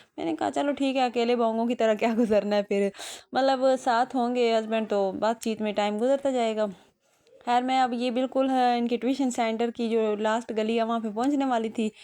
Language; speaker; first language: Urdu; non-native, local second language; Punjabi